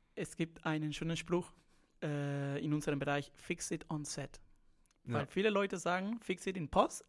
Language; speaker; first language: German; non-native, fluent; Spanish